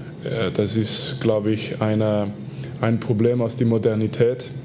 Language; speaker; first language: German; non-native, fluent; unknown